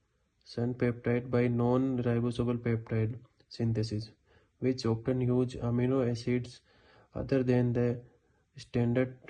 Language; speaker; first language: English; non-native, learner; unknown